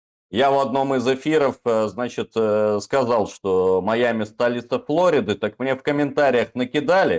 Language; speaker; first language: Russian; native; Russian